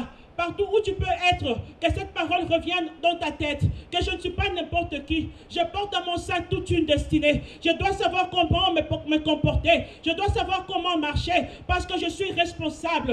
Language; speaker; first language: French; non-native, local second language; Lingala